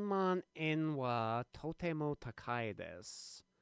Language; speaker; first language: Japanese; non-native, learner; English